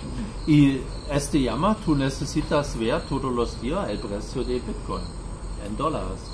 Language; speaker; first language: Spanish; non-native, learner; German